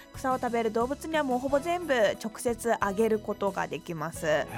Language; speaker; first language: Japanese; native; Japanese